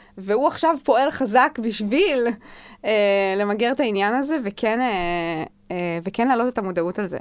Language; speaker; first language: Hebrew; native; Hebrew